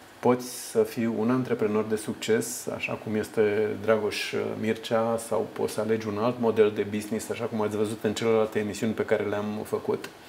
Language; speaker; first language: Romanian; native; Romanian